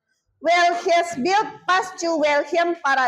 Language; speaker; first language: German; non-native, fluent; Indonesian